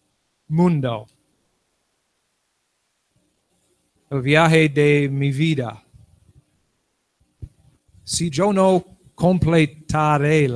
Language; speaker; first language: Spanish; non-native, learner; English